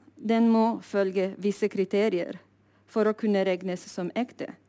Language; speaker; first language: Norwegian; non-native, fluent; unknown